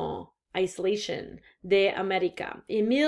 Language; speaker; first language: Spanish; non-native, fluent; English